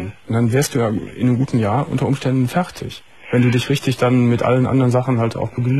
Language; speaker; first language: German; native; German